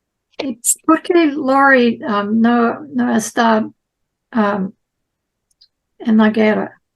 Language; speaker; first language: Spanish; non-native, learner; English